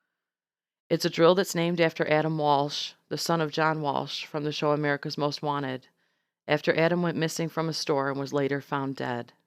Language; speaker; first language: English; native; English